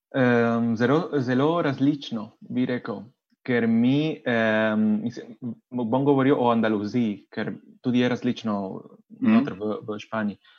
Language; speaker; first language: Slovenian; non-native, fluent; Spanish